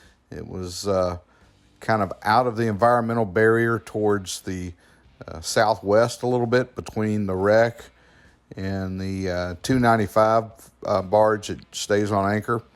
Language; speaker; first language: English; native; English